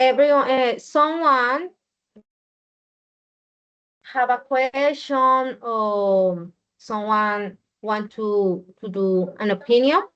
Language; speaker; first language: English; non-native, learner; Spanish